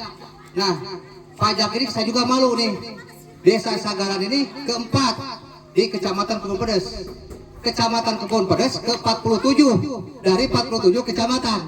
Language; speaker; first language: Indonesian; non-native, local second language; Sundanese